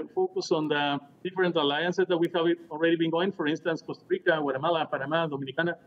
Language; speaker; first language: English; non-native, fluent; Spanish